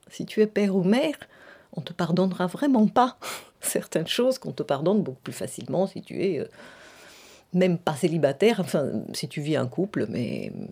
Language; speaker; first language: French; non-native, fluent; Italian